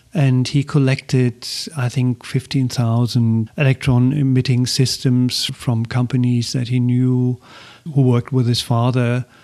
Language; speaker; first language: English; non-native, fluent; German